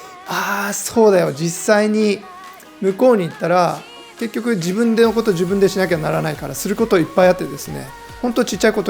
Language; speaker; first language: Japanese; native; Japanese